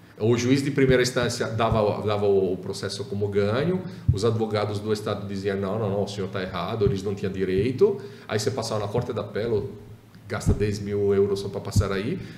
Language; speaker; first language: Portuguese; non-native, fluent; Italian